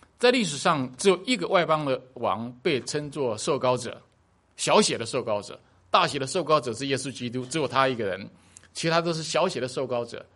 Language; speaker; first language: Chinese; native; Chinese